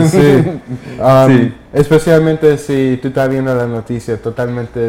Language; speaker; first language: Spanish; early bilingual, heritage; English